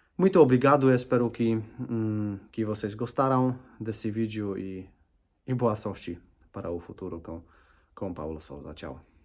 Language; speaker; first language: Portuguese; non-native, fluent; Polish